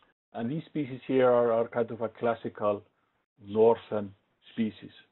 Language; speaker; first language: English; non-native, fluent; Icelandic